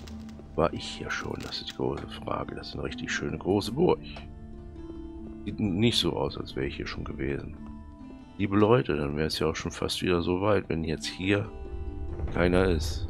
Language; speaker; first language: German; native; German